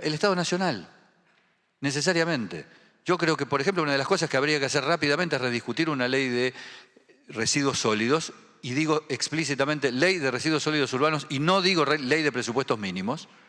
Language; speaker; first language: Spanish; native; Spanish